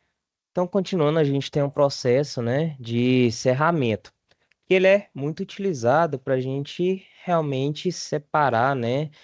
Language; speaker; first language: Portuguese; native; Portuguese